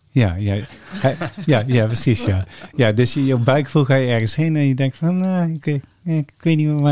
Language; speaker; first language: Dutch; native; Dutch